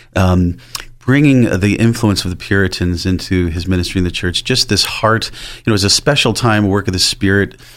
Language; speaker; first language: English; native; English